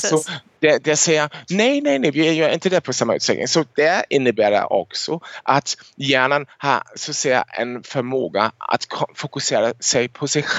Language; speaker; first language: Swedish; non-native, fluent; German